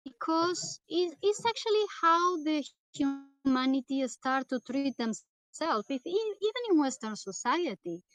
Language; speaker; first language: English; non-native, fluent; Portuguese